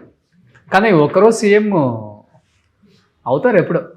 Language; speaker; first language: Telugu; native; Telugu